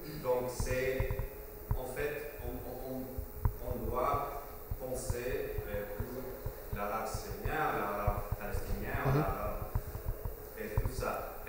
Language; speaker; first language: French; non-native, fluent; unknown